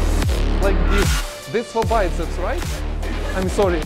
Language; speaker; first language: English; non-native, learner; Russian